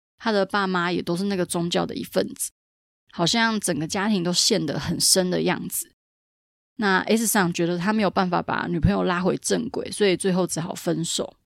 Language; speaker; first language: Chinese; native; Chinese